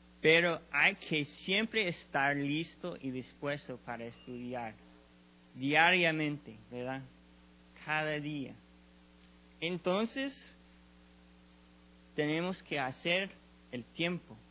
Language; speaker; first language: Spanish; non-native, learner; English